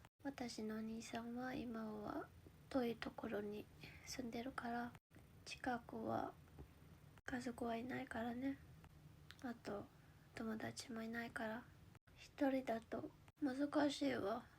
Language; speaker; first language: Japanese; early bilingual, heritage; Filipino